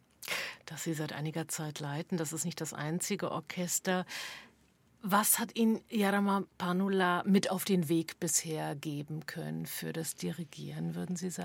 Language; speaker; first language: German; native; German